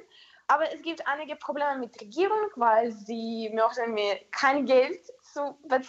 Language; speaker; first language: German; non-native, learner; Ukrainian